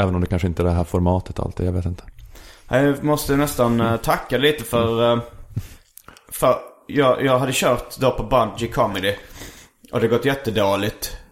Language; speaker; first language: Swedish; native; Swedish